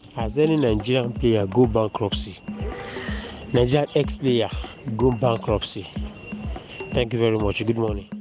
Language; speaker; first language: Nigerian Pidgin; non-native, local second language; Yoruba